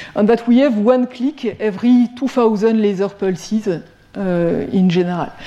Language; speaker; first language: English; non-native, fluent; French